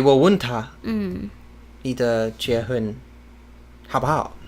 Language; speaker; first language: Chinese; non-native, learner; English